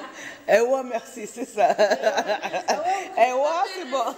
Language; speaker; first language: French; native; French